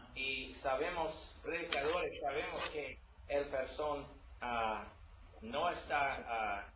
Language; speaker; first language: Spanish; non-native, learner; English